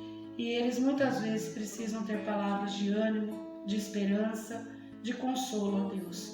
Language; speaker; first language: Portuguese; native; Portuguese